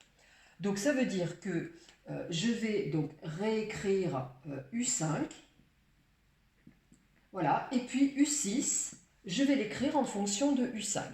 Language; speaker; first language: French; native; French